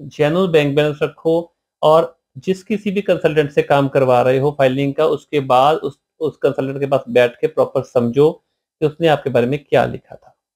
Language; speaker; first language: Hindi; non-native, local second language; Punjabi